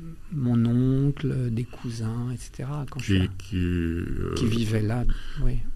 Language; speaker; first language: French; early bilingual, other home language; Albanian